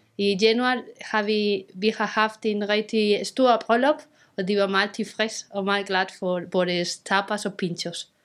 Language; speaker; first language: Danish; non-native, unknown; Spanish